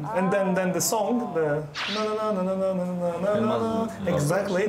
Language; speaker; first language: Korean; non-native, learner; Latvian